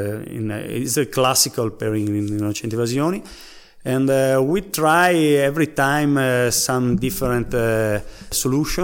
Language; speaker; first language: English; non-native, learner; Italian